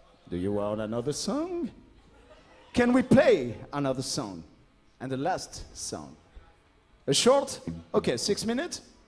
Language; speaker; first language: English; non-native, learner; French